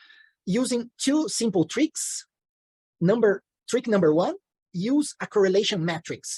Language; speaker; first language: English; non-native, fluent; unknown